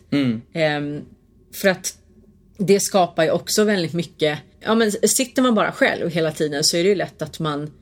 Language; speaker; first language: Swedish; native; Swedish